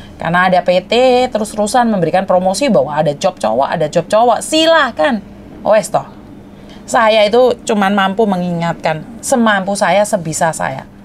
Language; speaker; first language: Indonesian; non-native, local second language; Madurese